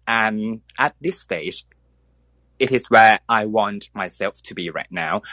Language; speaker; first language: English; non-native, fluent; Thai